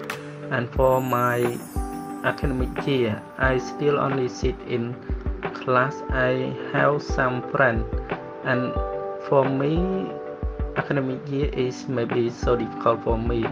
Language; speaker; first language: English; non-native, learner; Khmer